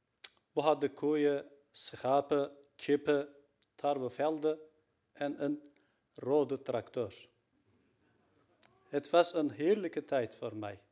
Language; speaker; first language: Dutch; non-native, fluent; Turkish